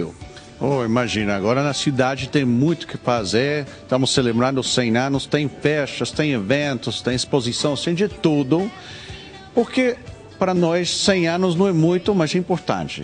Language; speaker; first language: Portuguese; non-native, fluent; Spanish